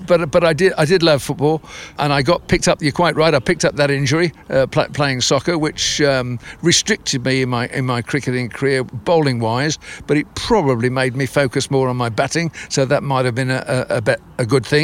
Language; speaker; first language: English; native; English